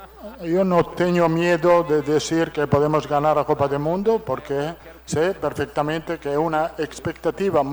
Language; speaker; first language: Portuguese; non-native, learner; Italian